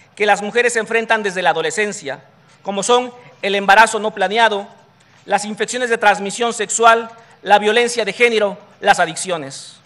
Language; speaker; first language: Spanish; native; Spanish